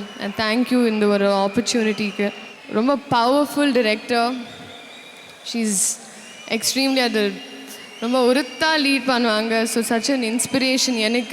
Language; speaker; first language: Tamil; non-native, fluent; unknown